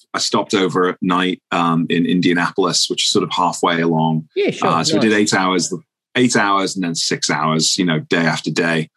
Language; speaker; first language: English; native; English